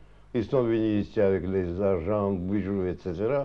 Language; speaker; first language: French; non-native, fluent; Russian